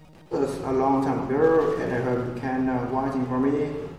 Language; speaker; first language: English; non-native, learner; Vietnamese